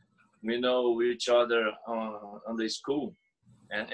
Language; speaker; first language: English; non-native, learner; Portuguese